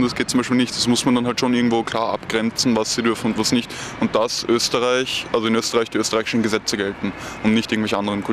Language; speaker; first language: German; native; German